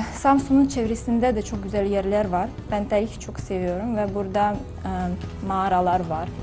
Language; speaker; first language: Turkish; non-native, learner; Russian